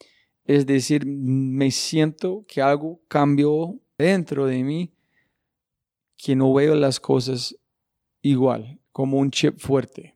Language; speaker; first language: Spanish; non-native, learner; English